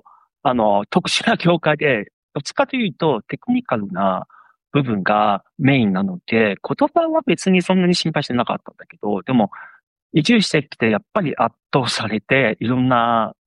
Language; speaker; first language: Japanese; non-native, fluent; Chinese